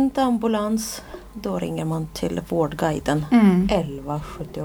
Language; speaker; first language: Swedish; non-native, fluent; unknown